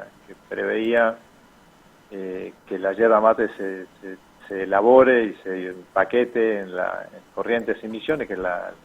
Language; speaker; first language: Spanish; native; Spanish